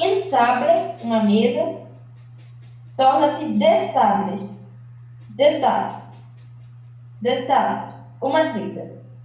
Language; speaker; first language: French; non-native, learner; Portuguese